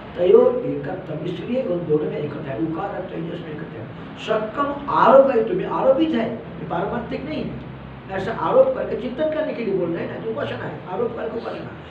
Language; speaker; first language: Hindi; non-native, local second language; Malayalam